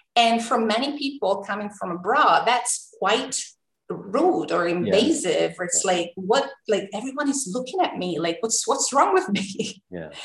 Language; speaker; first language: English; non-native, fluent; Italian